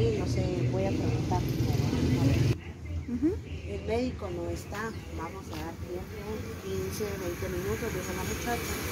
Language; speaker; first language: Spanish; native; Spanish